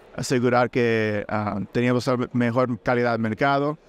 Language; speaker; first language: Spanish; native; Spanish